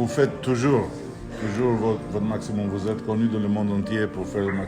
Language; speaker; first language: French; non-native, fluent; Albanian